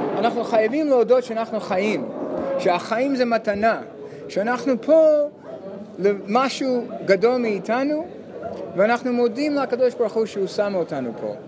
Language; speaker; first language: Hebrew; non-native, fluent; English